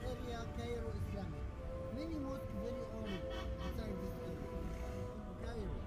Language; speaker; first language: English; non-native, learner; Arabic